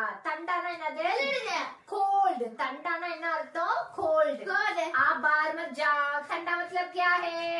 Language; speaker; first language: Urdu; non-native, local second language; Tamil